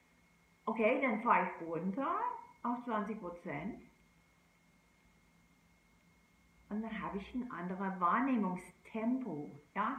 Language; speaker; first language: German; non-native, fluent; English